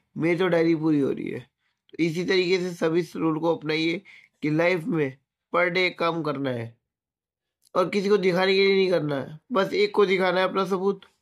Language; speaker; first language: Hindi; native; Hindi